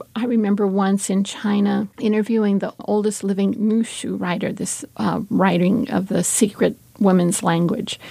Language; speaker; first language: English; native; English